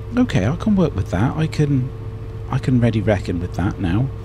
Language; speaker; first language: English; native; English